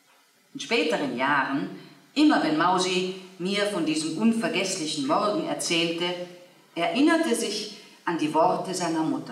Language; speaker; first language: German; native; German